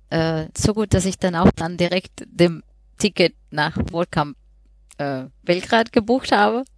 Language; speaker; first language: German; non-native, fluent; Spanish